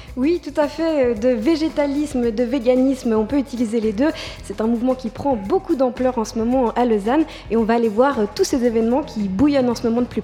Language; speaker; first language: French; native; French